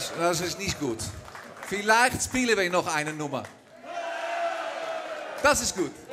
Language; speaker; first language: German; non-native, learner; Dutch